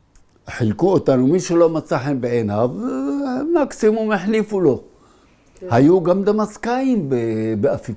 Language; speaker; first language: Hebrew; early bilingual, other home language; Arabic